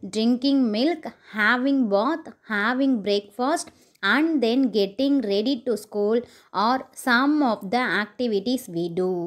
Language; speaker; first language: English; non-native, local second language; Tamil